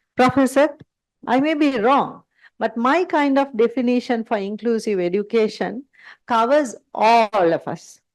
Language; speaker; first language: English; non-native, local second language; Sinhala